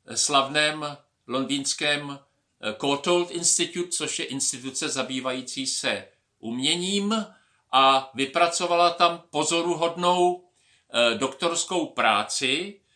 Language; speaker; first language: Czech; native; Czech